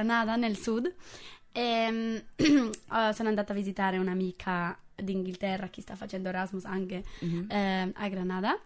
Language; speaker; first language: Italian; non-native, fluent; English